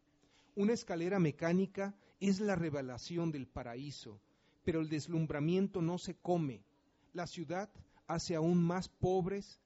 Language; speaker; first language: Spanish; native; Spanish